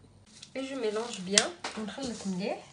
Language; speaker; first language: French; non-native, local second language; Arabic